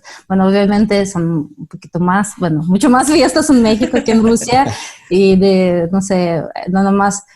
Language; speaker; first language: Spanish; non-native, fluent; Russian